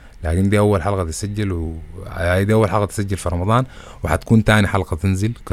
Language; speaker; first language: Arabic; native; Arabic